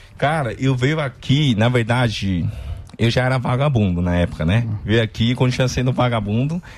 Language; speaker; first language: Portuguese; non-native, fluent; Chinese